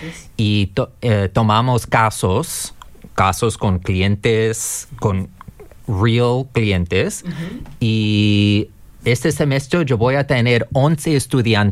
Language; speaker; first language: Spanish; non-native, learner; English